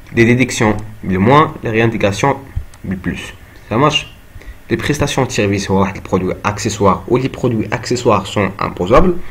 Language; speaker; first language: French; non-native, local second language; Arabic